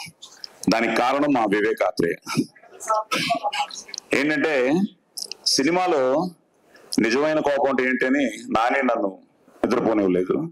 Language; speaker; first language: Telugu; native; Telugu